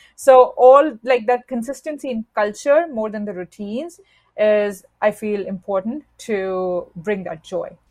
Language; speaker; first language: English; non-native, local second language; Hindi